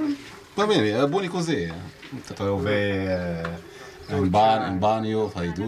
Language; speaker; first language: Italian; non-native, learner; Arabic